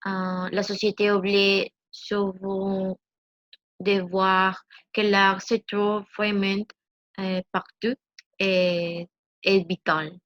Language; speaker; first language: French; non-native, learner; Spanish